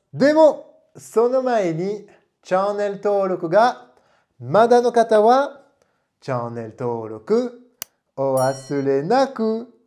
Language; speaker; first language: Japanese; non-native, fluent; French